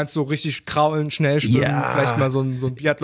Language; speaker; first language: German; native; German